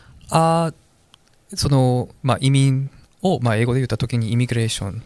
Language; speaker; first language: Japanese; non-native, fluent; Korean